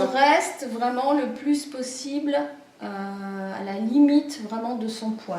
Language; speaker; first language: French; native; French